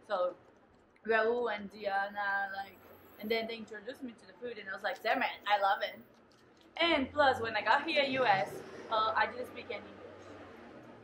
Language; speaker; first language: English; non-native, fluent; Portuguese